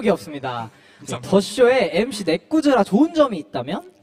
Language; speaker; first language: Korean; native; Korean